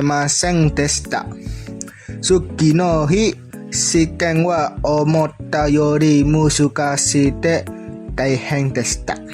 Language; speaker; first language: Japanese; non-native, learner; Indonesian